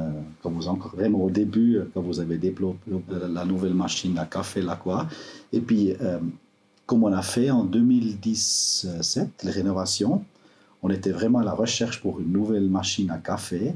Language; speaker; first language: French; non-native, local second language; German